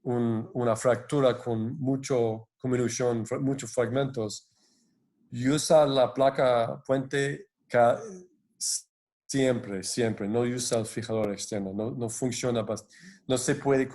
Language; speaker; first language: Spanish; non-native, fluent; English